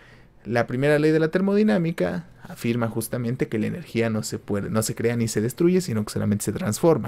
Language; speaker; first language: Spanish; native; Spanish